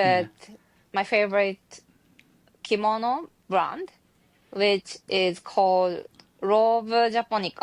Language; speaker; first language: English; non-native, learner; Japanese